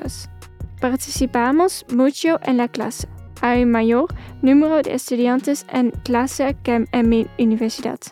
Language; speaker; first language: Spanish; non-native, fluent; Dutch